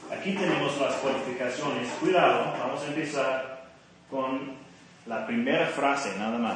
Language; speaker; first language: Spanish; non-native, fluent; English